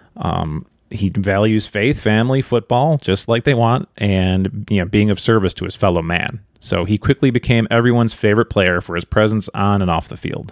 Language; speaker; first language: English; native; English